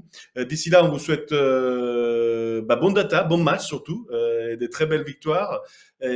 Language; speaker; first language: French; native; French